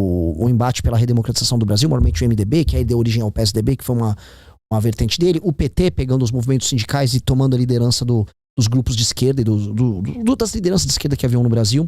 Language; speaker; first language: Portuguese; native; Portuguese